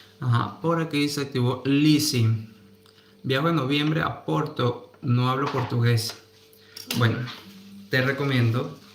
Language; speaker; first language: Spanish; native; Spanish